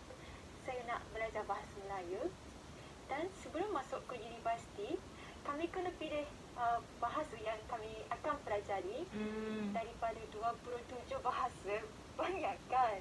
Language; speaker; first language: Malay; non-native, fluent; Japanese